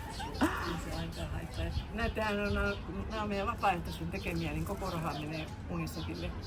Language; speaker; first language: Finnish; native; Finnish